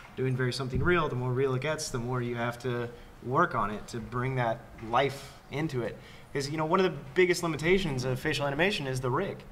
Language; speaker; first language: English; native; English